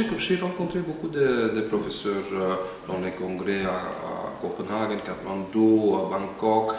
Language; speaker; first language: French; non-native, local second language; Dutch